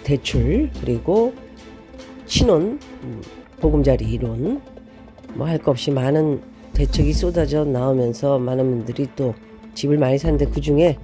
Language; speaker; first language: Korean; native; Korean